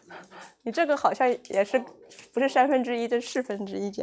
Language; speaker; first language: Chinese; non-native, fluent; English